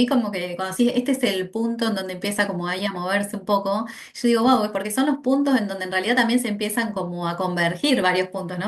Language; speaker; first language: Spanish; native; Spanish